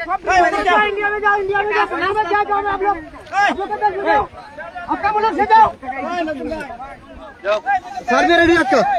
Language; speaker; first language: Hindi; non-native, learner; Bangla